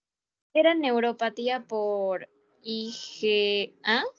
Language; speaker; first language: Spanish; native; Spanish